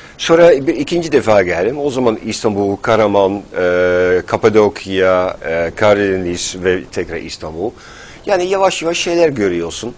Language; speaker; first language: Turkish; non-native, fluent; Dutch